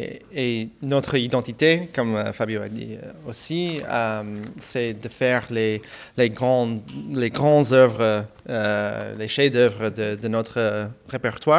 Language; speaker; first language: French; non-native, fluent; English